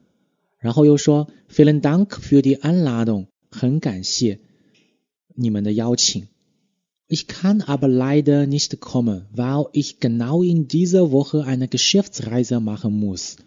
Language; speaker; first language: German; non-native, fluent; Chinese